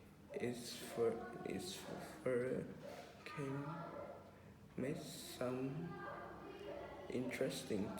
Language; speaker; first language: English; non-native, learner; Vietnamese